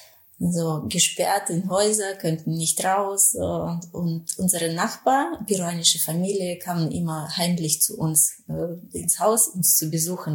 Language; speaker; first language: German; non-native, fluent; Russian